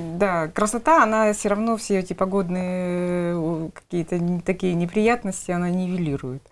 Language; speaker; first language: Russian; native; Russian